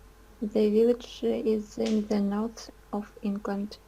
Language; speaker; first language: English; non-native, learner; Russian